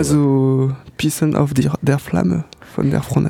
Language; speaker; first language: German; non-native, learner; French